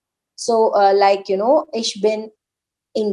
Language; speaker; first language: German; non-native, learner; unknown